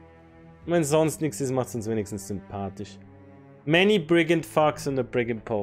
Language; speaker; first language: German; native; German